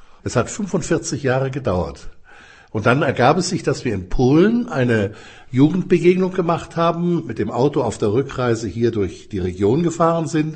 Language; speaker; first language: German; native; German